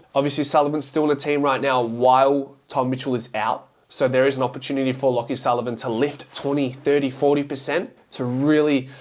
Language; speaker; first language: English; native; English